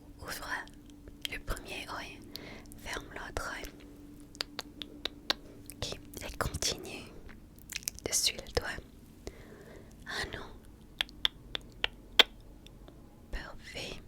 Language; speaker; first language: French; non-native, fluent; English